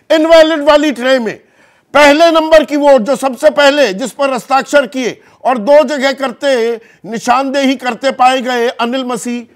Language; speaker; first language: Hindi; native; Hindi